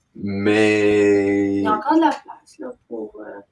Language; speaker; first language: French; native; French